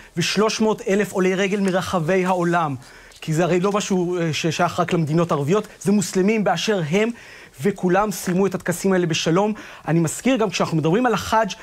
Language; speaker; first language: Hebrew; native; Hebrew